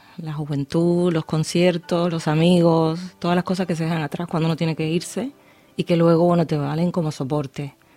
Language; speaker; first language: Spanish; native; Spanish